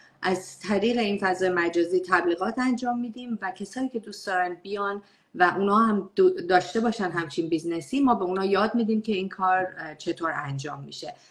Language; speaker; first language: Persian; early bilingual, heritage; Persian